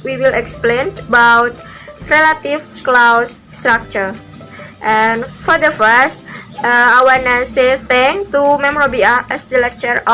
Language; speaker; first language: English; non-native, learner; Indonesian